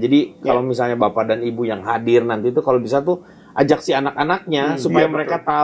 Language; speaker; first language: Indonesian; native; Indonesian